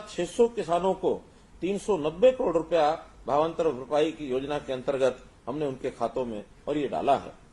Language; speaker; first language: Hindi; native; Hindi